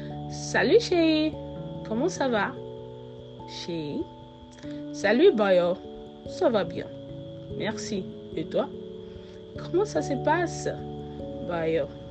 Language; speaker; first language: French; non-native, fluent; Yoruba